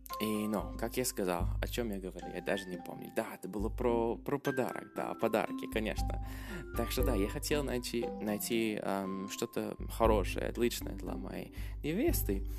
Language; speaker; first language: Russian; non-native, fluent; English